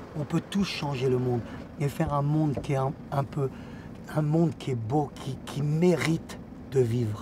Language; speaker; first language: French; native; French